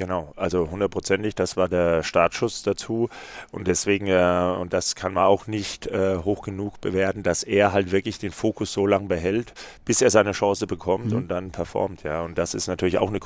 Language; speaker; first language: German; native; German